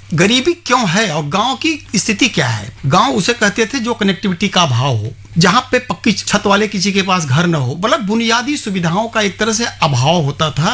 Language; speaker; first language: Hindi; native; Hindi